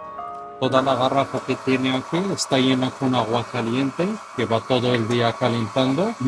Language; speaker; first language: Spanish; non-native, fluent; Arabic